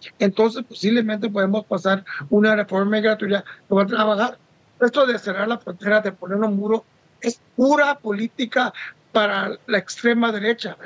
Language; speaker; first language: Spanish; early bilingual, heritage; Spanish